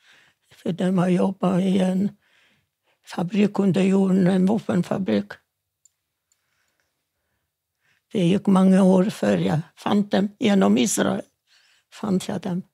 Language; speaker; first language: Norwegian; non-native, fluent; Yiddish